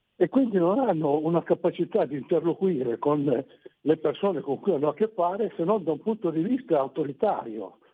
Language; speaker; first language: Italian; native; Italian